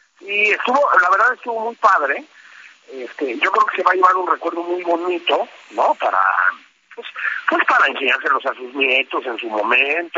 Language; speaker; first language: Spanish; native; Spanish